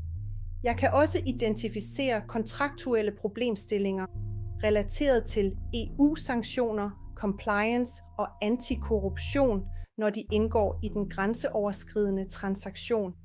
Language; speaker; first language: Danish; non-native, fluent; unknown